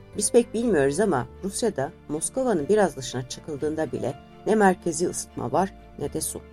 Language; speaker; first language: Turkish; native; Turkish